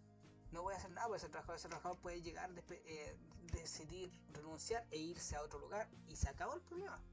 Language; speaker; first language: Spanish; native; Spanish